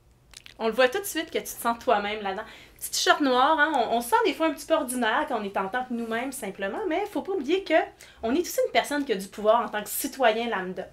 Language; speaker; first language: French; native; French